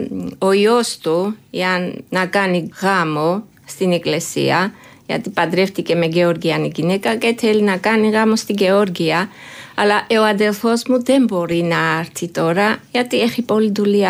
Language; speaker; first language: Greek; non-native, fluent; Georgian